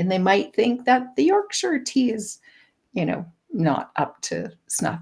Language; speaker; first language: English; native; English